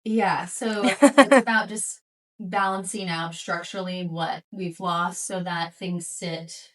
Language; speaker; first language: English; native; English